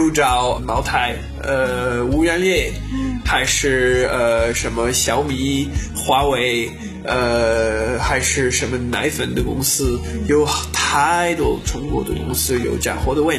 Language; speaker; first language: Chinese; non-native, learner; French